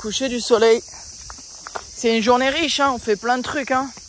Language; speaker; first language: French; native; French